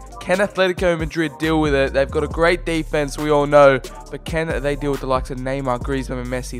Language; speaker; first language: English; native; English